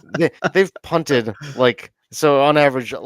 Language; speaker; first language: English; native; English